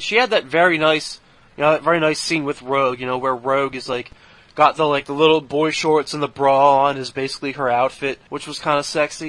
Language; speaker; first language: English; native; English